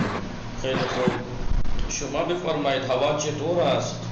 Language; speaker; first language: Persian; non-native, fluent; Urdu